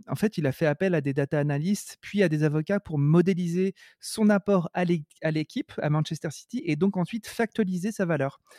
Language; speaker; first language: French; native; French